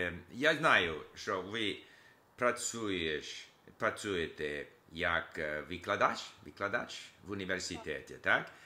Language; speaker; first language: Ukrainian; non-native, learner; English